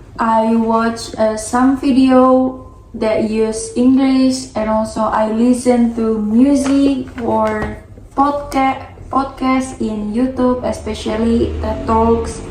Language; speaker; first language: English; non-native, learner; Indonesian